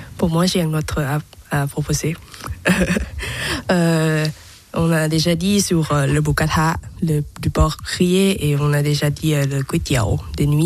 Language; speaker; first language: French; non-native, learner; Thai